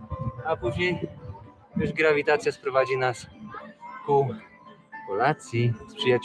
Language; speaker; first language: Polish; native; Polish